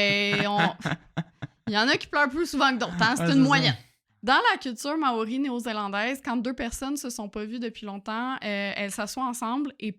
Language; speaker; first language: French; native; French